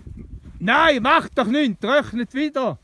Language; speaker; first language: German; native; German